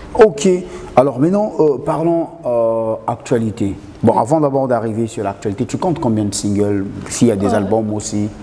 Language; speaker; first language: French; non-native, local second language; Lingala